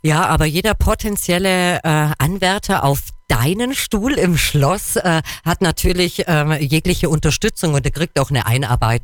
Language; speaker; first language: German; native; German